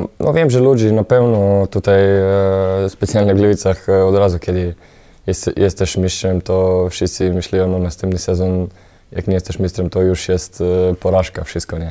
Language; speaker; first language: Polish; non-native, fluent; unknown